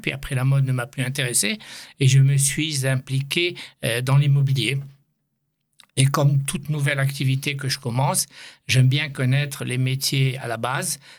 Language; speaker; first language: French; native; French